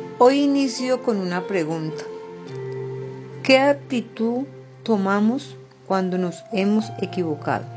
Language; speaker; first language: Spanish; native; Spanish